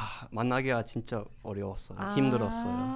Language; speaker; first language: Korean; non-native, learner; English